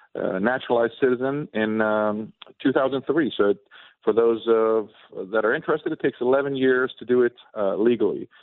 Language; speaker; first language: English; non-native, fluent; Swedish